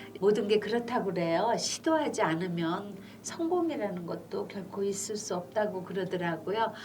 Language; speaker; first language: Korean; native; Korean